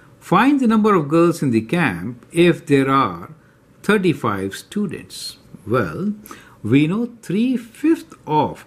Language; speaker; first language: English; non-native, local second language; Hindi